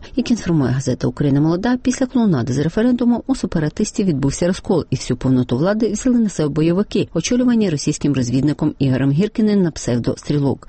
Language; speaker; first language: Ukrainian; native; Ukrainian